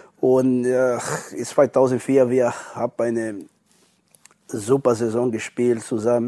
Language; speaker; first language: German; non-native, learner; Portuguese